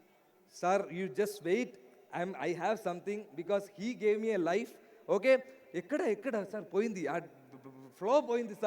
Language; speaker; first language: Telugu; non-native, learner; Malayalam